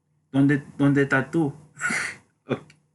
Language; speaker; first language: Spanish; non-native, learner; English